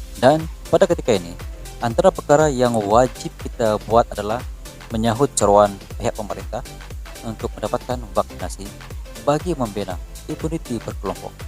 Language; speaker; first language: Malay; native; Malay